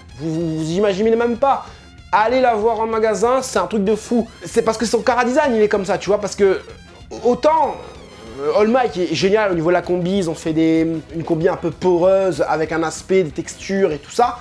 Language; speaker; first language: French; native; French